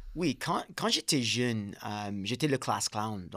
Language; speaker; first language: French; non-native, learner; English